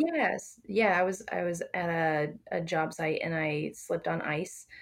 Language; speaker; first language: English; native; English